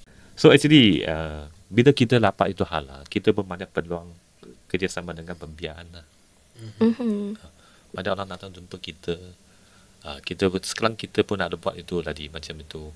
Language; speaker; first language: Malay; non-native, local second language; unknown